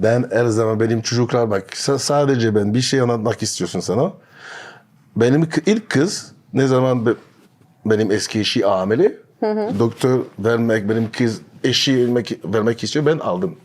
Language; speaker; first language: Turkish; non-native, learner; French